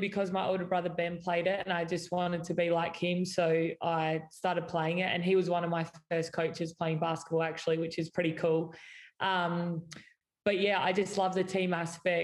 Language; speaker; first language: English; native; English